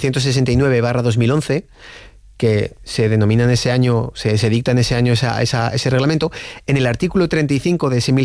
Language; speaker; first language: Spanish; native; Spanish